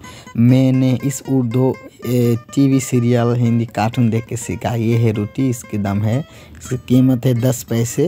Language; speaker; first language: Hindi; non-native, learner; Bangla